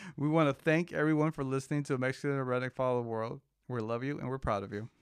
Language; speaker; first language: English; early bilingual, other home language; Spanish